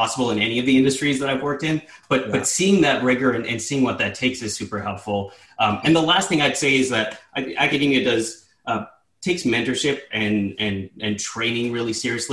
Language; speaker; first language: English; native; English